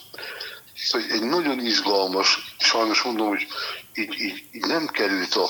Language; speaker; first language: Hungarian; native; Hungarian